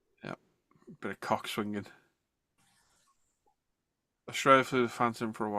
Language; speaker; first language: English; native; English